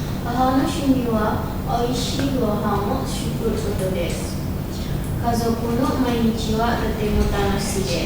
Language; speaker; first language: Japanese; non-native, learner; Indonesian